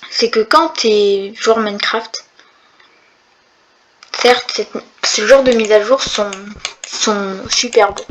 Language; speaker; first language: French; native; French